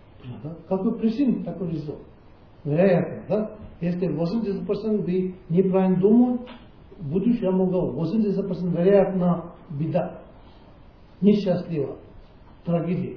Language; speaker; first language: Russian; non-native, learner; Tibetan